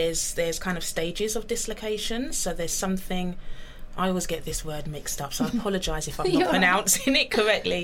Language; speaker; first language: English; native; English